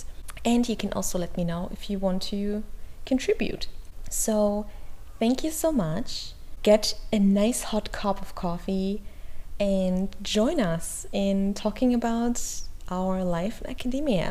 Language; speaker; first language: English; non-native, fluent; German